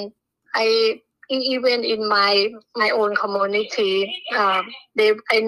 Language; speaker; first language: English; non-native, learner; Thai